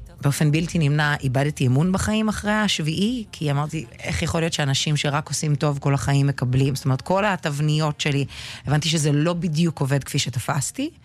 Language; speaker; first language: Hebrew; early bilingual, other home language; Russian